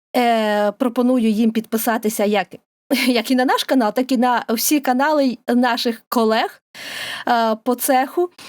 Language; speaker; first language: Ukrainian; native; Ukrainian